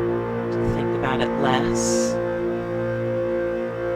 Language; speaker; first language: English; native; English